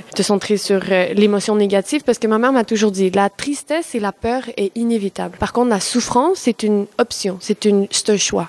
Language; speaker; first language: French; non-native, fluent; Spanish